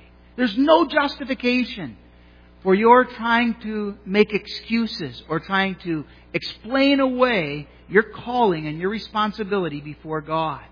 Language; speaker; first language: English; native; English